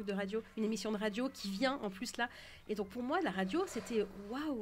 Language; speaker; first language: French; native; French